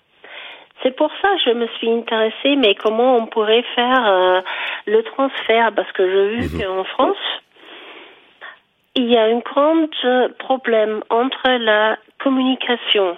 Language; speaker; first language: French; non-native, fluent; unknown